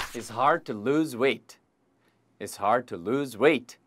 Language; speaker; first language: English; non-native, fluent; Korean